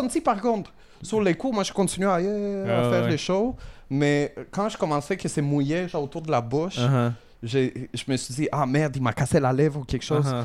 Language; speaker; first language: French; native; French